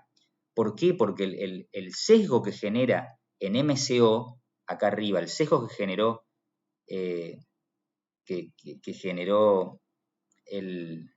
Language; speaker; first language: Spanish; native; Spanish